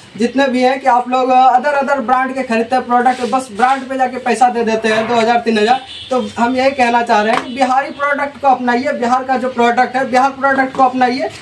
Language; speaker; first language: Hindi; native; Hindi